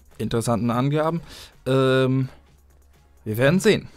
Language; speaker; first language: German; native; German